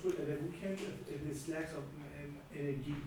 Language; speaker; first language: Danish; non-native, learner; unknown